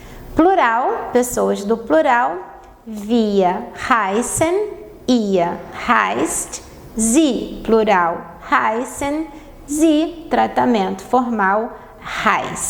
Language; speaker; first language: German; non-native, fluent; Portuguese